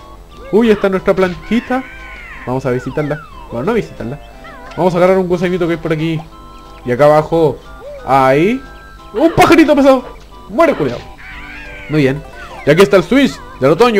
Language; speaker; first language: Spanish; native; Spanish